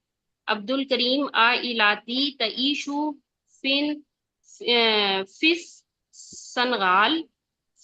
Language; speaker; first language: Arabic; non-native, learner; Urdu